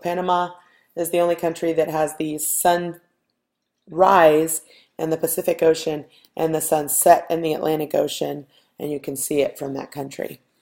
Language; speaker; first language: English; native; English